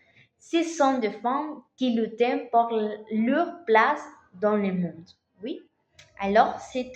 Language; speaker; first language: French; non-native, learner; Spanish